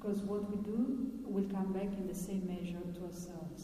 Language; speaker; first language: English; non-native, fluent; Italian